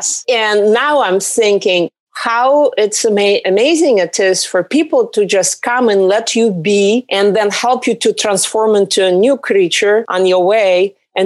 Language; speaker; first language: English; non-native, fluent; Russian